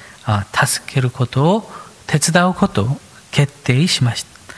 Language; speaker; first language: Japanese; non-native, fluent; Korean